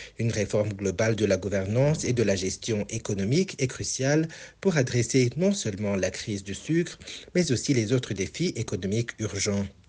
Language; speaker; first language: French; non-native, local second language; Rundi